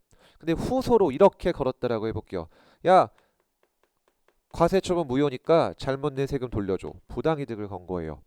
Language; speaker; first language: Korean; native; Korean